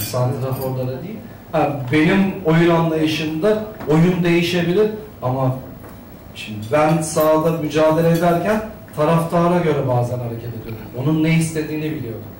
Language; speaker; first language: Turkish; native; Turkish